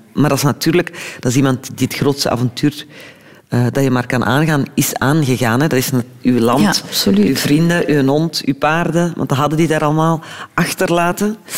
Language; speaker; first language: Dutch; early bilingual, other home language; Turkish